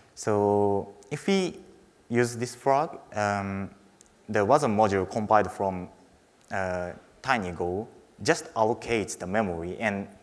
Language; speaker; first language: English; non-native, fluent; Japanese